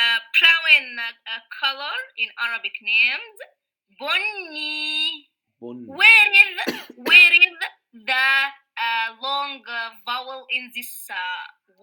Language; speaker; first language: English; non-native, learner; Arabic